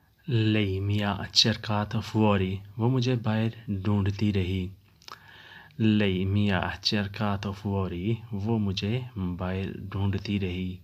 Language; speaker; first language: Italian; non-native, learner; Urdu